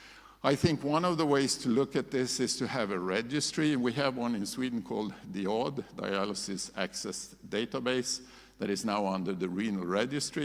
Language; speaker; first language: English; non-native, fluent; Swedish